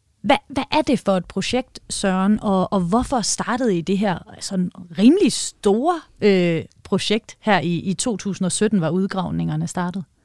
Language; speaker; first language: Danish; native; Danish